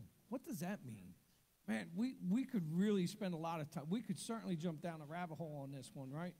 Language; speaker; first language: English; native; English